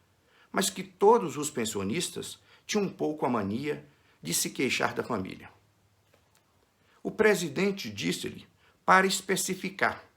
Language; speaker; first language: Portuguese; native; Portuguese